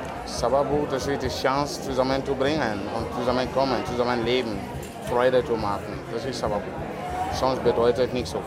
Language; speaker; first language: German; non-native, learner; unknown